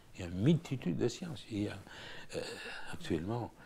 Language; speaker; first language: French; non-native, fluent; Romanian